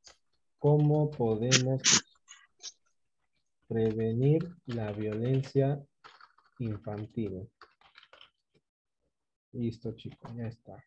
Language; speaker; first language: Spanish; native; Spanish